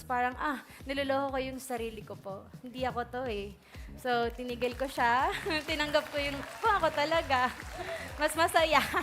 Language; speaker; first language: Filipino; native; Filipino